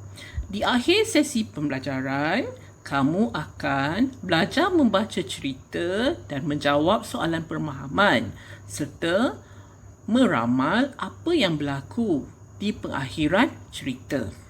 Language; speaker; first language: Malay; native; Malay